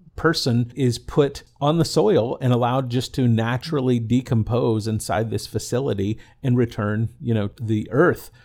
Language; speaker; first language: English; native; English